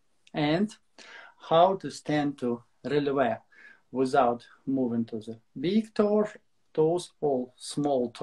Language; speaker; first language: English; non-native, learner; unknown